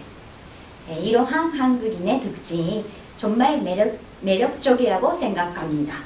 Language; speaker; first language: Korean; non-native, fluent; Japanese